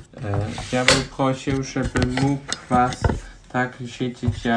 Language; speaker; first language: Polish; non-native, learner; German